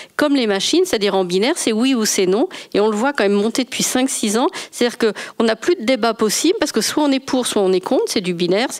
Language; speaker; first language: French; native; French